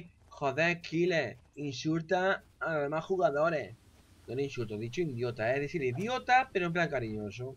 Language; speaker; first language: Spanish; native; Spanish